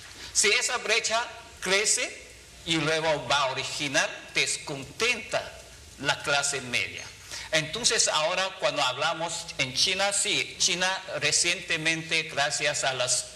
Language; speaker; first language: Spanish; non-native, fluent; Chinese